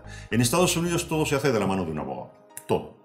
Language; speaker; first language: Spanish; native; Spanish